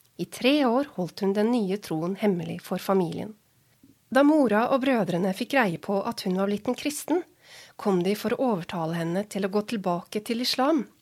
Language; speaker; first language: Norwegian; native; Norwegian